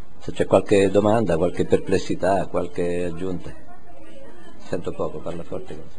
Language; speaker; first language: Italian; native; Italian